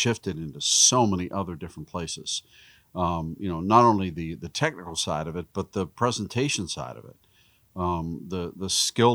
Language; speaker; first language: English; native; English